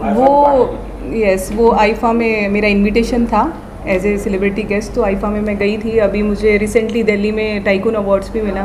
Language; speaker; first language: Hindi; native; Hindi